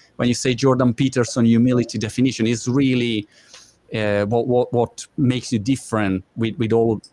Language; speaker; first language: English; non-native, fluent; Italian